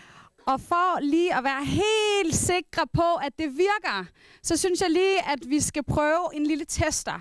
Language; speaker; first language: Danish; non-native, local second language; Kalaallisut